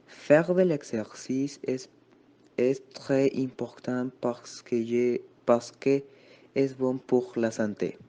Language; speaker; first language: French; non-native, learner; Spanish